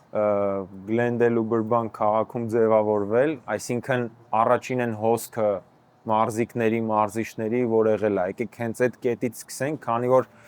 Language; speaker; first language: Armenian; native; Armenian